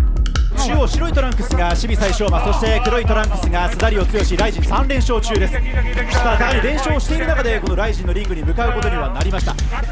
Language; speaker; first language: Japanese; native; Japanese